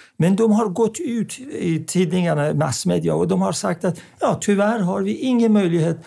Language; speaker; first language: Swedish; non-native, fluent; Persian